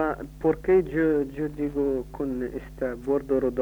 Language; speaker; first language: Spanish; non-native, learner; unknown